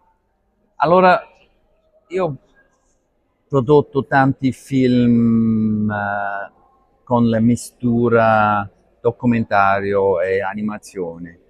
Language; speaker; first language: Italian; non-native, learner; Arabic